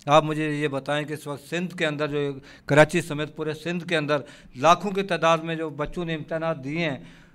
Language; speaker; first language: Urdu; native; Urdu